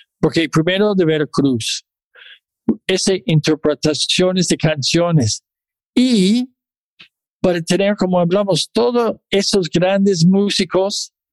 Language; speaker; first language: Spanish; non-native, fluent; English